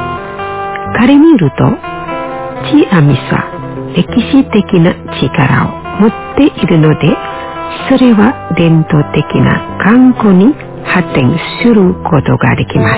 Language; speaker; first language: Japanese; non-native, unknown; Indonesian